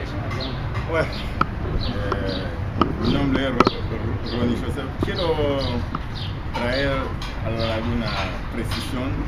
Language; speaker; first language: Spanish; non-native, fluent; Haitian Creole